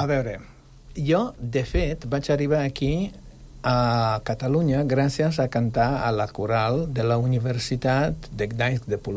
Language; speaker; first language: Catalan; non-native, fluent; Polish